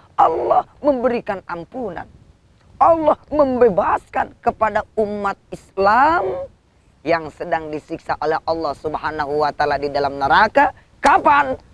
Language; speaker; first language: Indonesian; non-native, local second language; Sundanese